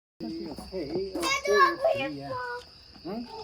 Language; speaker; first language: Korean; early bilingual, heritage; Korean